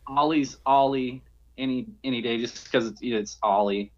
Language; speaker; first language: English; native; English